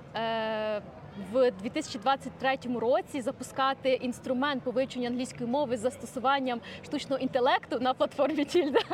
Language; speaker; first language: Ukrainian; native; Ukrainian